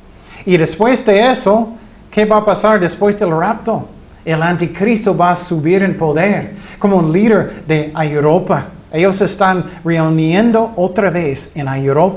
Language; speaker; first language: Spanish; non-native, fluent; English